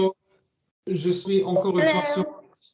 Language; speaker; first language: French; non-native, learner; English